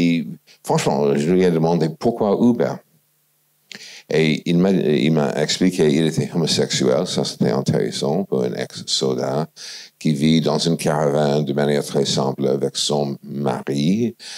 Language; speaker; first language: French; non-native, fluent; English